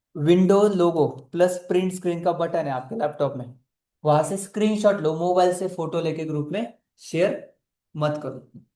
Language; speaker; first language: Hindi; non-native, local second language; Marathi